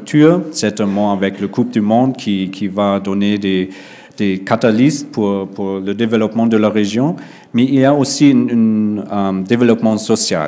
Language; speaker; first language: French; non-native, fluent; German